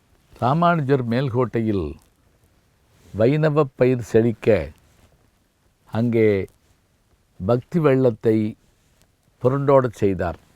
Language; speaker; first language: Tamil; native; Tamil